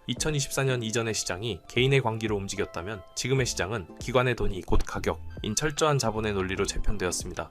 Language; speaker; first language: Korean; native; Korean